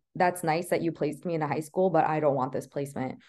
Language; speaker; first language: English; native; English